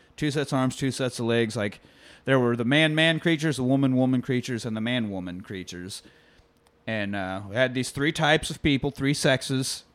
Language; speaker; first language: English; native; English